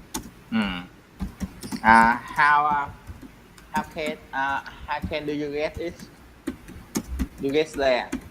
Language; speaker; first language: English; non-native, learner; Vietnamese